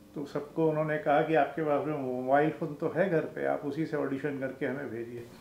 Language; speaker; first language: Hindi; native; Hindi